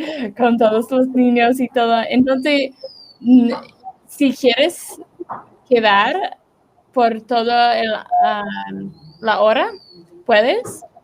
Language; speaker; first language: Spanish; non-native, learner; English